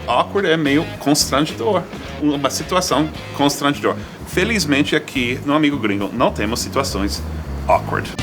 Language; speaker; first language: Portuguese; non-native, fluent; English